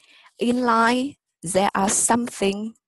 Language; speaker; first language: English; non-native, learner; Vietnamese